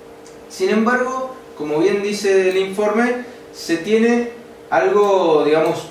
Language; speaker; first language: Spanish; native; Spanish